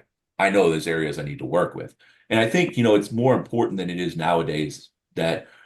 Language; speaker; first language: English; native; English